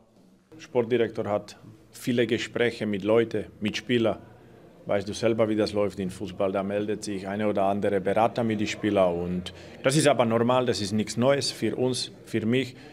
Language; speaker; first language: German; non-native, fluent; Slovak